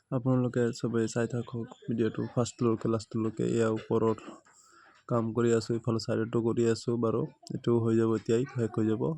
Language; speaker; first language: Assamese; non-native, local second language; Bangla